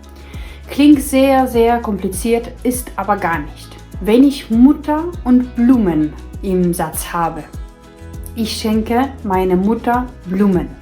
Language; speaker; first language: German; non-native, fluent; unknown